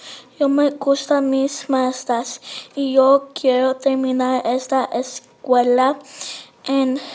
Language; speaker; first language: Spanish; non-native, learner; English